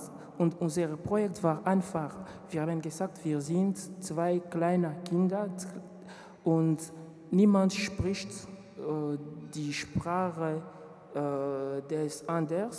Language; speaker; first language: German; non-native, learner; French